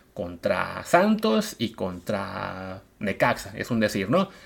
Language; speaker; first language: Spanish; native; Spanish